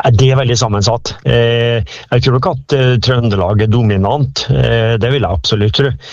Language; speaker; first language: Norwegian; native; Norwegian